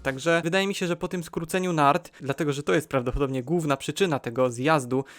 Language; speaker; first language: Polish; native; Polish